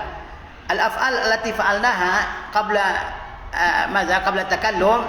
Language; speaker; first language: Arabic; non-native, fluent; Indonesian